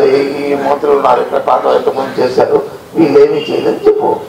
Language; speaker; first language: Telugu; native; Telugu